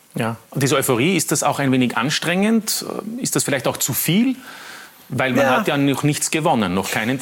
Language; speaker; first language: German; native; German